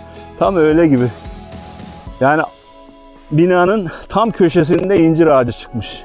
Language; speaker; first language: Turkish; native; Turkish